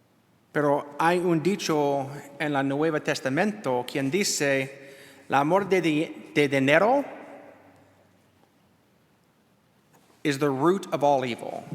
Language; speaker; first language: Spanish; non-native, learner; English